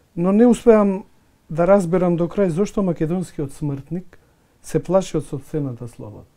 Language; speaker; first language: Macedonian; non-native, local second language; Albanian